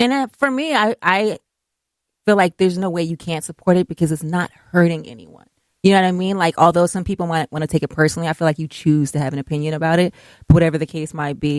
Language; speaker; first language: English; native; English